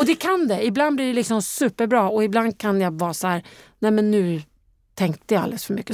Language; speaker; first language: Swedish; native; Swedish